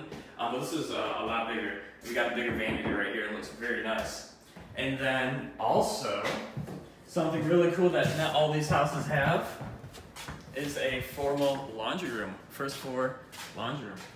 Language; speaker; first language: English; native; English